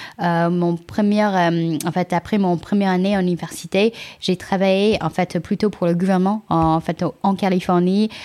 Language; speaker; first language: French; non-native, fluent; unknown